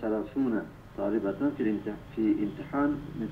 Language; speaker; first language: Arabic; non-native, learner; Turkish